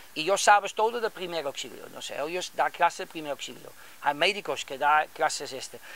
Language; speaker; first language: Spanish; non-native, learner; Dutch